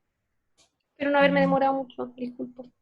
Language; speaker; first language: Spanish; native; Spanish